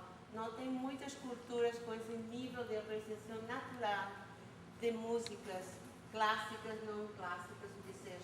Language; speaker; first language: Portuguese; non-native, fluent; Spanish